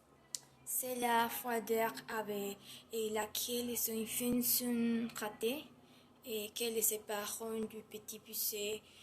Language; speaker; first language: French; non-native, learner; Spanish